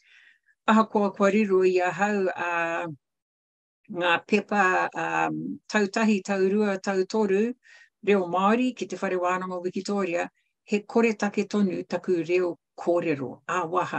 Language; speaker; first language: Māori; non-native, local second language; English